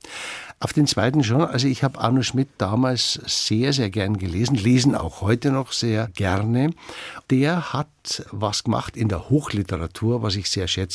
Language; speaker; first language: German; native; German